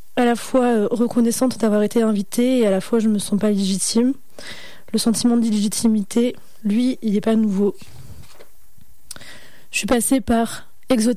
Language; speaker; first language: French; non-native, local second language; Arabic